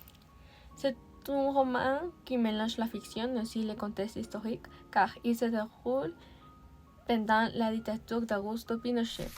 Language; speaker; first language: French; non-native, learner; Spanish